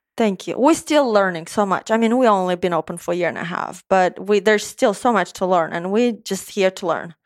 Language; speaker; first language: English; non-native, fluent; Romanian